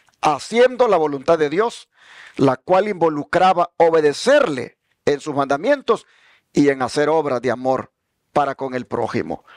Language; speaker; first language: Spanish; native; Spanish